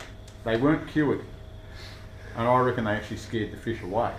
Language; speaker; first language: English; native; English